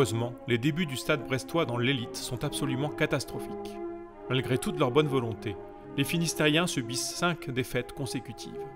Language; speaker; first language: French; native; French